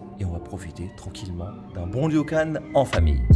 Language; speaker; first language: French; native; French